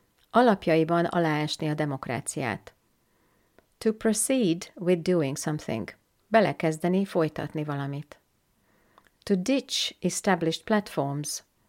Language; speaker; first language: Hungarian; native; Hungarian